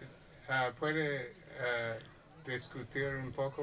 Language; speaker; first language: Spanish; non-native, learner; English